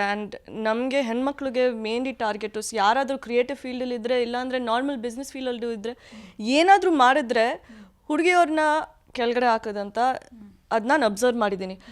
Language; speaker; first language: Kannada; early bilingual, heritage; Kannada